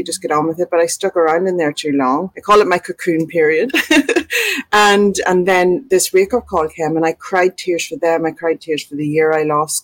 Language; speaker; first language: English; native; English